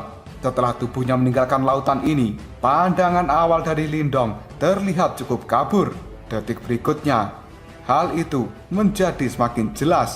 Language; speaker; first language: Indonesian; native; Indonesian